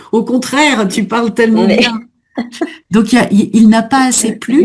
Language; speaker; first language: French; native; French